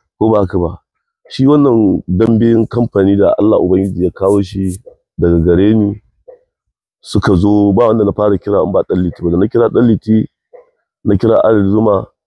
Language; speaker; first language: Hausa; native; Hausa